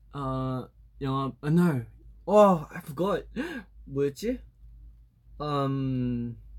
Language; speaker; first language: English; early bilingual, other home language; Korean